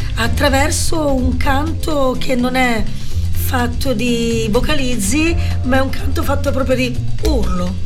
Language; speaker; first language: Italian; native; Italian